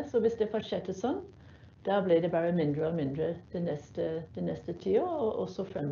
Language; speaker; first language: Norwegian; non-native, fluent; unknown